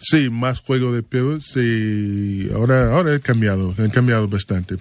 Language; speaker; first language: Spanish; non-native, learner; English